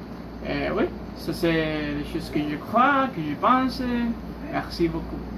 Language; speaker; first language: French; non-native, learner; Spanish